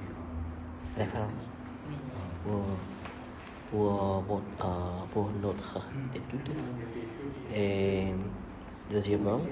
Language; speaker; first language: French; non-native, learner; Vietnamese